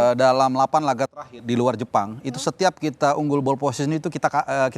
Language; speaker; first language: Indonesian; native; Indonesian